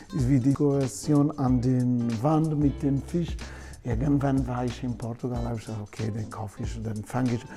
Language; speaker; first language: German; non-native, learner; Portuguese